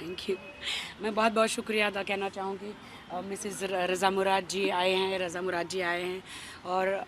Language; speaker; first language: Hindi; native; Hindi